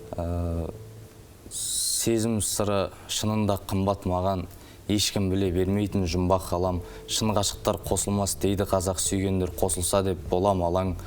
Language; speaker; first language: Kazakh; native; Kazakh